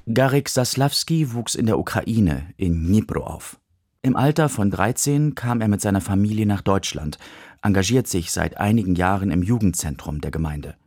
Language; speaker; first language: German; native; German